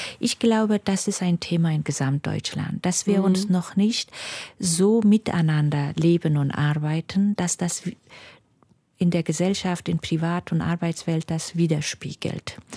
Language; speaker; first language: German; non-native, fluent; Persian